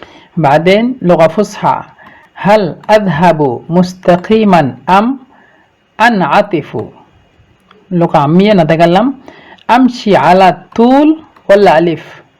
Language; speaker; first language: Arabic; non-native, fluent; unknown